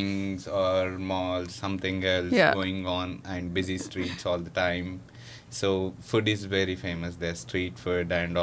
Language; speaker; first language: English; non-native, local second language; Telugu